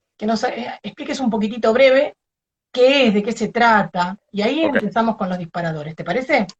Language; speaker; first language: Spanish; native; Spanish